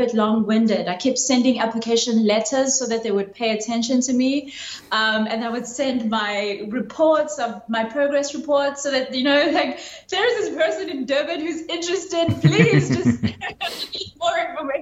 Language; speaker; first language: English; non-native, local second language; Zulu